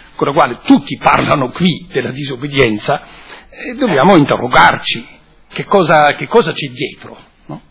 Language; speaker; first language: Italian; non-native, fluent; German